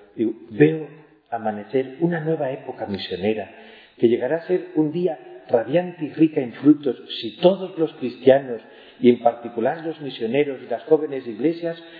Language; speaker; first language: Spanish; non-native, local second language; Catalan